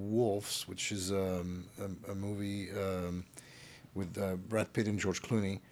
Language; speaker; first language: English; early bilingual, other home language; French